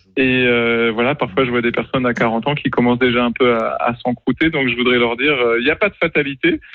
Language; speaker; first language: French; native; French